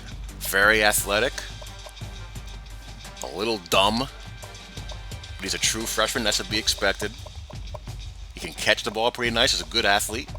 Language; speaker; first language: English; native; English